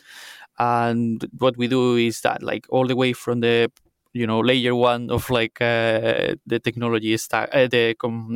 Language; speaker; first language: English; non-native, fluent; Spanish